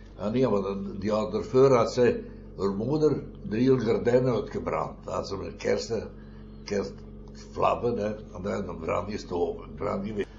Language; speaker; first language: Dutch; non-native, fluent; Italian